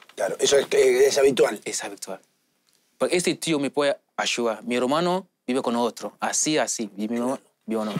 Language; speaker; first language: Spanish; non-native, learner; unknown